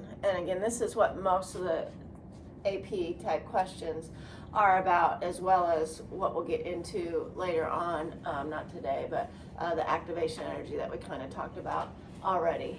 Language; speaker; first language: English; native; English